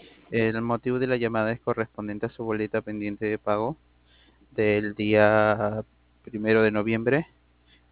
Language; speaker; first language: Spanish; native; Spanish